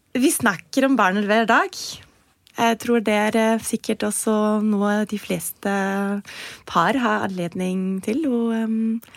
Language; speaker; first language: Norwegian; non-native, learner; German